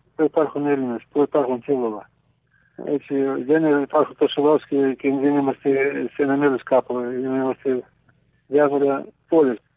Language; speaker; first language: Greek; early bilingual, heritage; Greek